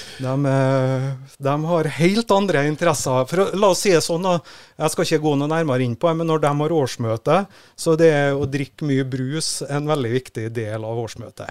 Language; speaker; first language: Norwegian; native; Norwegian